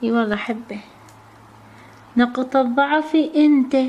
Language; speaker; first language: Arabic; native; Arabic